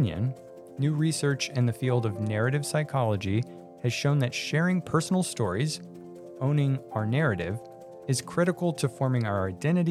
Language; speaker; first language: English; native; English